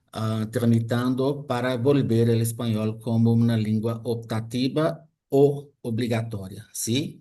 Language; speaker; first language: Spanish; non-native, fluent; Portuguese